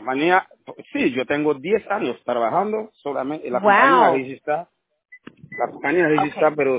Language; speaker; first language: Spanish; non-native, learner; Haitian Creole